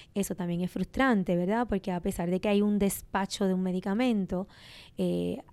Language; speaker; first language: Spanish; native; Spanish